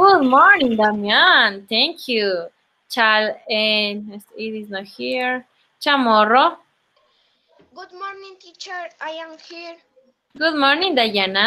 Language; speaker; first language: English; non-native, learner; Spanish